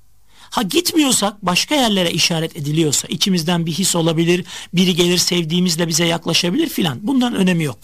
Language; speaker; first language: Turkish; native; Turkish